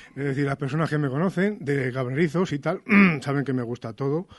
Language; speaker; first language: Spanish; native; Spanish